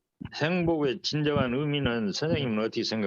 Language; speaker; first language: Korean; native; Korean